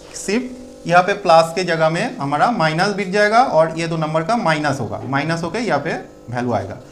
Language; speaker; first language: Hindi; non-native, local second language; Bangla